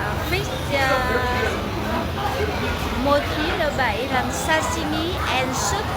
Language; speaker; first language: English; non-native, learner; Vietnamese